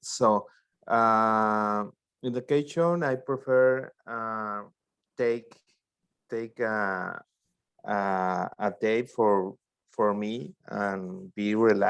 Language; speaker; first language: English; non-native, learner; Spanish